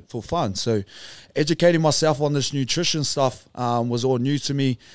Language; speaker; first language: English; native; English